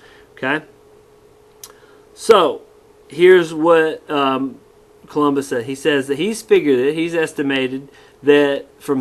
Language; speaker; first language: English; native; English